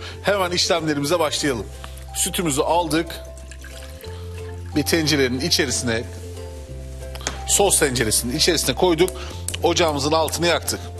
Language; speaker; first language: Turkish; native; Turkish